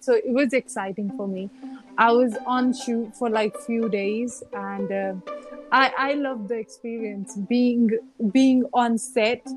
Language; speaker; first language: English; early bilingual, other home language; Punjabi